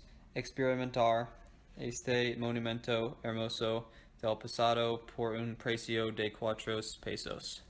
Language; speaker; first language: Spanish; non-native, learner; English